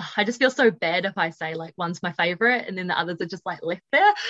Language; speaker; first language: English; native; English